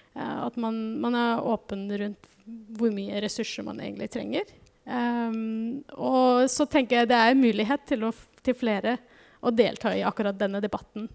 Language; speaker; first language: Norwegian; non-native, fluent; German